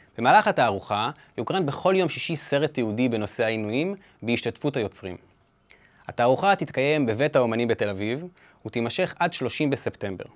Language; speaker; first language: Hebrew; native; Hebrew